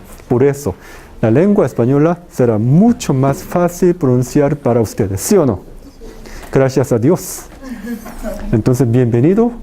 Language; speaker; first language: Spanish; non-native, fluent; Korean